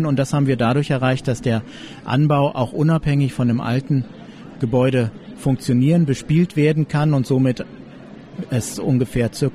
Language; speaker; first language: German; native; German